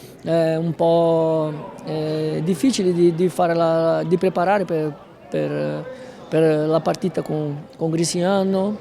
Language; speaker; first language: Italian; non-native, fluent; Spanish